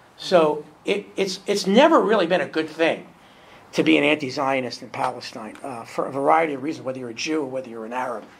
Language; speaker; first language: English; native; English